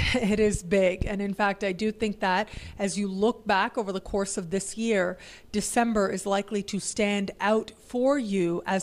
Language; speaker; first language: English; native; English